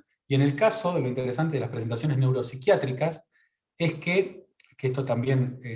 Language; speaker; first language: Spanish; native; Spanish